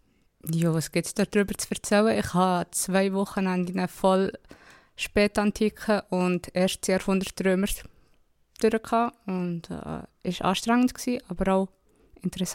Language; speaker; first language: German; native; German